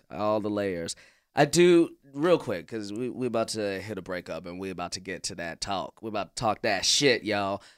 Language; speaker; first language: English; native; English